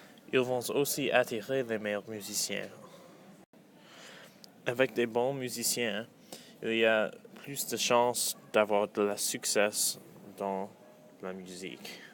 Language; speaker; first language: French; non-native, local second language; English